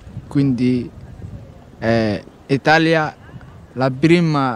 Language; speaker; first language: Italian; non-native, learner; Somali